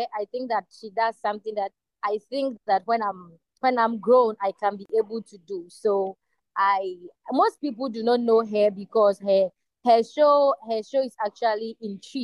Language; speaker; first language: English; non-native, local second language; Ewe